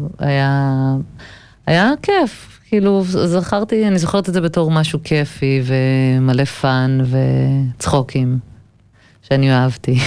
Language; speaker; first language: Hebrew; early bilingual, other home language; English